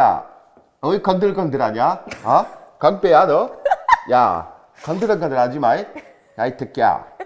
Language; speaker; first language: Korean; non-native, fluent; French